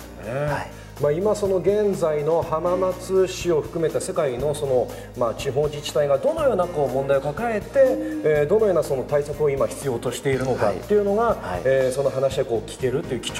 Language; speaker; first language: Japanese; native; Japanese